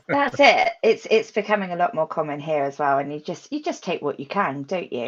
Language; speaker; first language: English; native; English